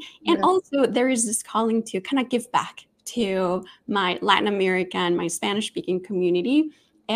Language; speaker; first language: English; non-native, fluent; Spanish